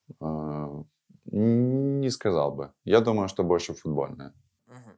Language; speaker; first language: Russian; native; Russian